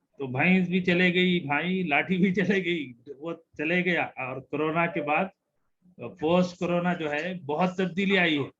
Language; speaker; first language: Urdu; native; Urdu